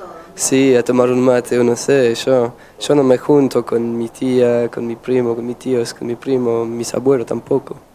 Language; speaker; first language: Spanish; non-native, fluent; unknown